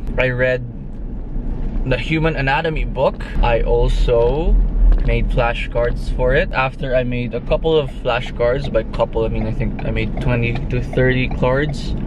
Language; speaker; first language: English; non-native, local second language; Filipino